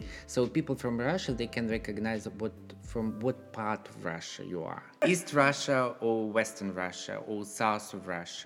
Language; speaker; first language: English; non-native, learner; Russian